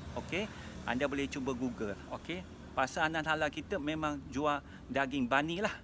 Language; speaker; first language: Malay; non-native, local second language; Min Nan Chinese